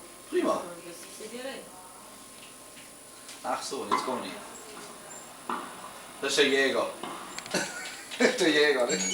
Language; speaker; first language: German; native; German